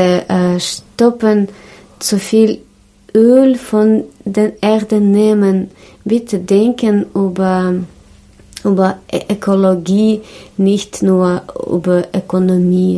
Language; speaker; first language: German; non-native, learner; Russian